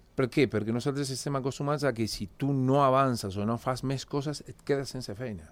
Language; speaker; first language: Catalan; non-native, fluent; Spanish